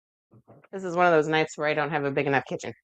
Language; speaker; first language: English; native; English